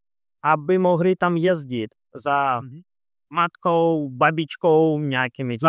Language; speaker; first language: Czech; non-native, fluent; Russian